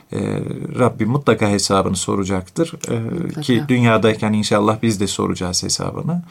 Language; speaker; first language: Turkish; native; Turkish